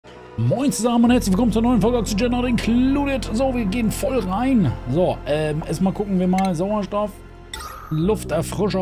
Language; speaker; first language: German; native; German